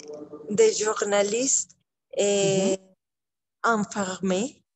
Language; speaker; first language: French; non-native, learner; Spanish